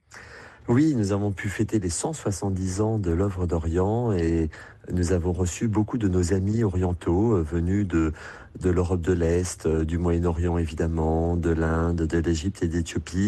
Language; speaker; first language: French; native; French